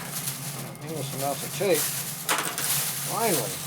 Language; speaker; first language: English; native; English